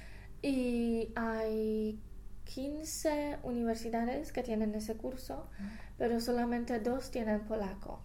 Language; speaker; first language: Spanish; non-native, fluent; English